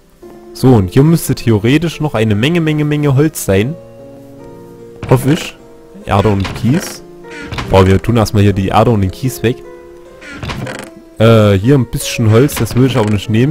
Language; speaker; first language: German; native; German